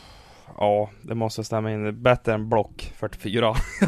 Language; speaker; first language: Swedish; native; Swedish